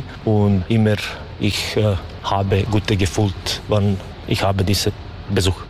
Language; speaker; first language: German; non-native, learner; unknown